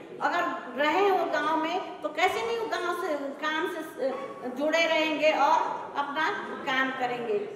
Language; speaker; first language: Hindi; native; Hindi